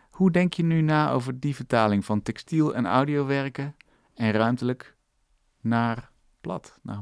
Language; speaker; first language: Dutch; native; Dutch